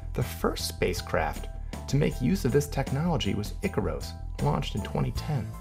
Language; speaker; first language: English; native; English